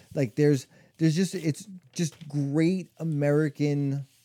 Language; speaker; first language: English; native; English